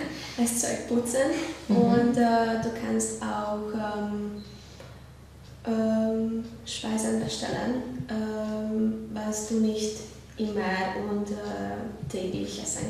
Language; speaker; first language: German; non-native, learner; Hungarian